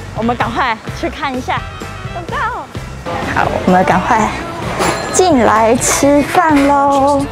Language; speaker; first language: Chinese; native; Chinese